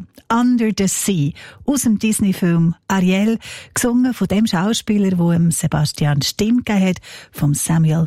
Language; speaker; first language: German; native; German